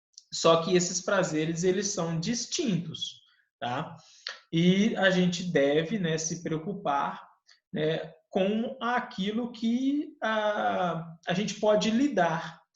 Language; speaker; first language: Portuguese; native; Portuguese